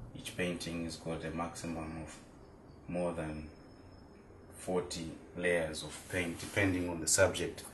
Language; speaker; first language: English; non-native, local second language; Shona